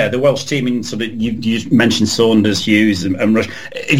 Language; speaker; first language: English; native; English